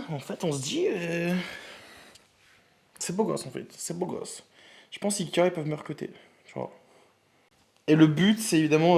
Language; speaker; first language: French; native; French